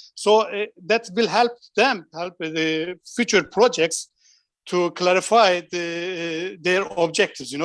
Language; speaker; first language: English; non-native, fluent; Turkish